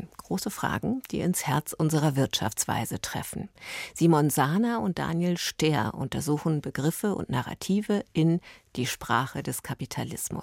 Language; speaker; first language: German; native; German